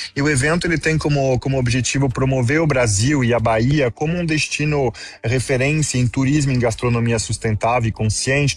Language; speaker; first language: Portuguese; non-native, fluent; French